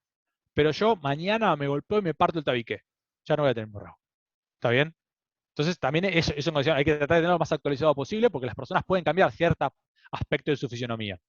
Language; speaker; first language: Spanish; native; Spanish